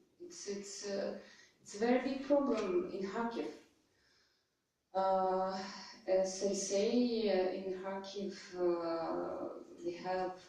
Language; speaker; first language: English; non-native, learner; Russian